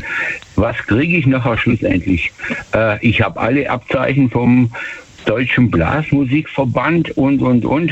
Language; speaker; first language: German; native; German